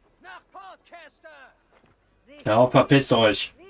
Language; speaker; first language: German; native; German